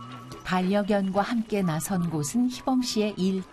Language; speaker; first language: Korean; native; Korean